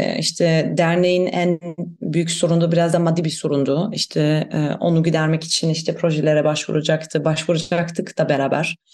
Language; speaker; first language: Turkish; non-native, fluent; German